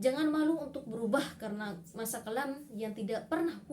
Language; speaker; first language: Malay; non-native, local second language; Madurese